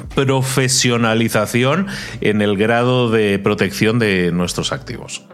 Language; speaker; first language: Spanish; native; Spanish